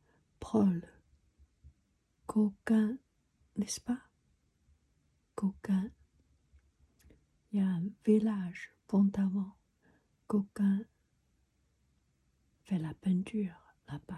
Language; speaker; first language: French; non-native, learner; Chinese